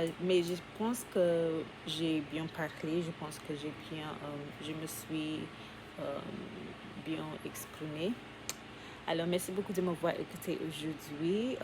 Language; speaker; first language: French; non-native, learner; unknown